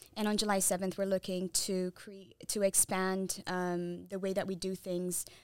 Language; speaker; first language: English; non-native, fluent; Tigrinya